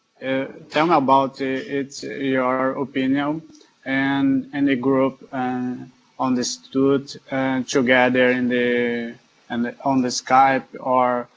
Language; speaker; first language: English; non-native, learner; Portuguese